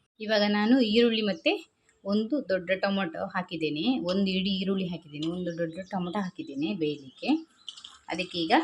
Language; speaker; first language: Kannada; non-native, local second language; Tulu